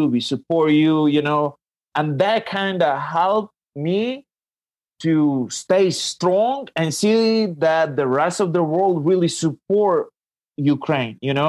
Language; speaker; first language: English; non-native, fluent; Ukrainian